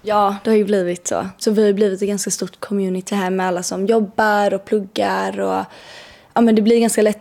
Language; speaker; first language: Swedish; native; Swedish